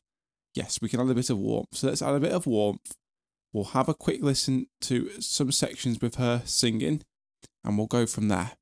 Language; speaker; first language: English; native; English